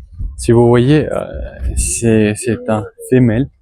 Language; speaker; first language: French; non-native, learner; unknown